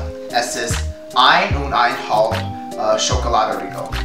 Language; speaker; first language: German; non-native, learner; English